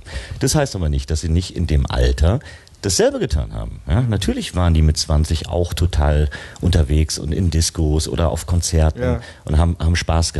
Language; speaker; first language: German; native; German